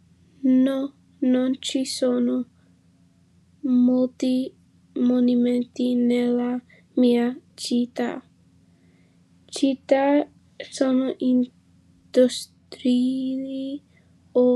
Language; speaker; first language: Italian; non-native, learner; English